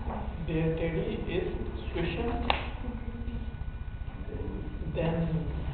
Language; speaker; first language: German; non-native, learner; Spanish